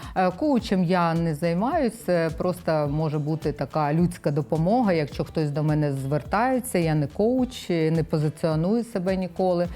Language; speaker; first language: Ukrainian; non-native, local second language; Russian